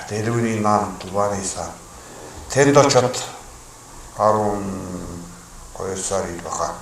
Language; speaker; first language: Mongolian; non-native, local second language; Kazakh